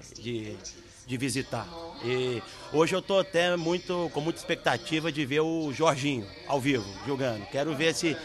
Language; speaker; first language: Portuguese; native; Portuguese